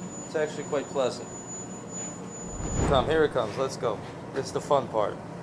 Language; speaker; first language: English; early bilingual, other home language; Russian